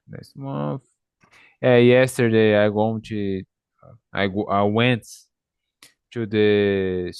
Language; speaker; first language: English; non-native, learner; Portuguese